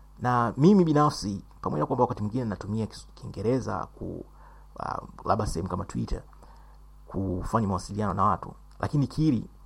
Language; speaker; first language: Swahili; native; Swahili